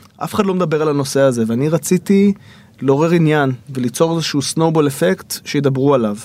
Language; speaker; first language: Hebrew; native; Hebrew